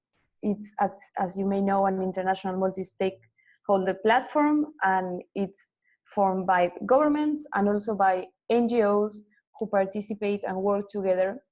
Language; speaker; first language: English; non-native, fluent; Spanish